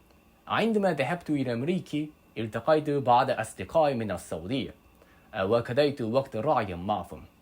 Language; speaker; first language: Arabic; non-native, learner; Japanese